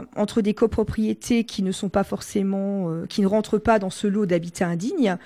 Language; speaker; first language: French; non-native, local second language; Swiss German